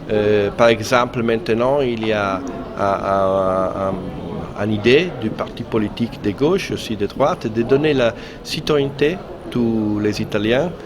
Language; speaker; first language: French; non-native, fluent; Italian